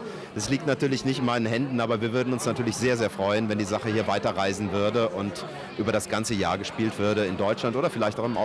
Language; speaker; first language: German; native; German